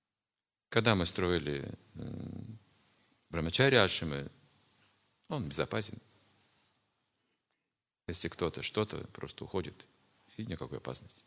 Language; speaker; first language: Russian; native; Russian